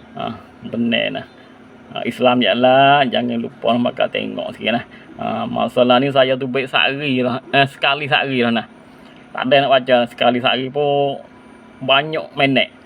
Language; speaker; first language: Malay; native; Malay